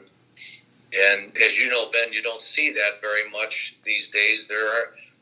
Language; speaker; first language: English; native; English